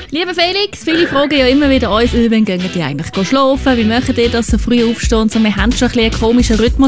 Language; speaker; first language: German; native; German